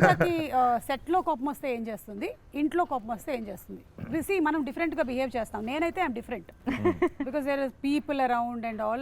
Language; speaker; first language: Telugu; native; Telugu